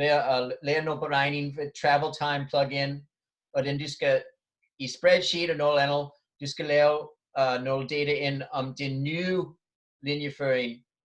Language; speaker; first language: Danish; non-native, fluent; English